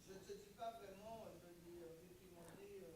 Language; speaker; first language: French; native; French